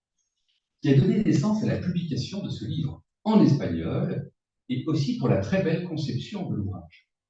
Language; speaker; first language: French; native; French